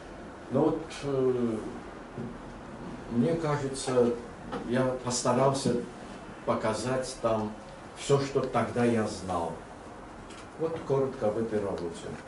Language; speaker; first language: Russian; non-native, local second language; Azerbaijani